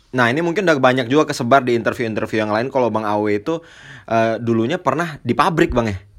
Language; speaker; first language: Indonesian; native; Indonesian